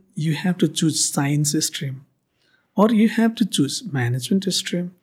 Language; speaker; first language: English; non-native, local second language; Nepali